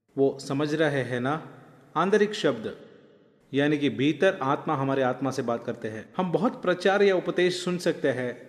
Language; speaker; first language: Hindi; non-native, local second language; Malayalam